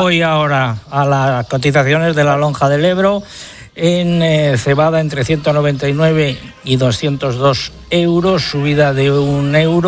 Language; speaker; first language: Spanish; native; Spanish